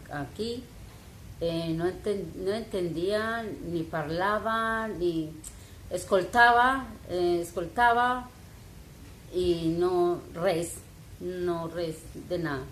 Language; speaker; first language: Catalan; non-native, learner; Spanish